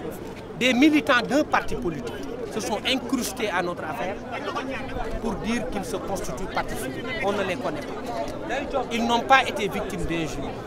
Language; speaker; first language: French; non-native, local second language; Wolof